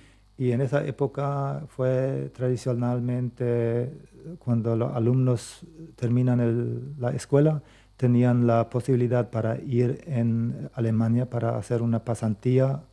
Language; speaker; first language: Spanish; non-native, local second language; Plautdietsch